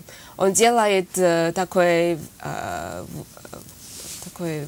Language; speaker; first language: Russian; non-native, learner; Chinese